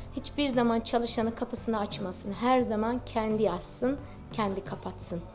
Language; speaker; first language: Turkish; early bilingual, heritage; Turkish